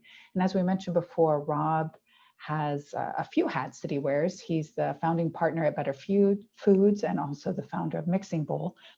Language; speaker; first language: English; native; English